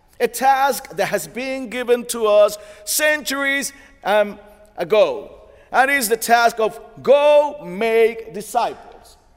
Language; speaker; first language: English; non-native, fluent; Spanish